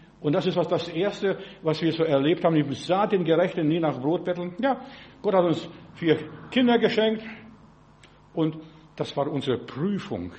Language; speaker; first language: German; non-native, fluent; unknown